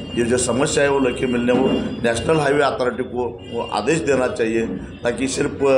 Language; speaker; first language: Hindi; non-native, local second language; Marathi